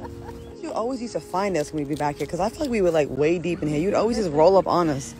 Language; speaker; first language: English; native; English